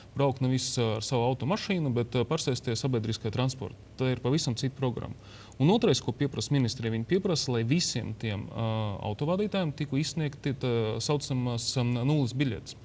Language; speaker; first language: Latvian; non-native, local second language; Russian